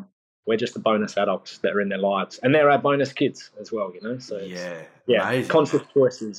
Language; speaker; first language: English; native; English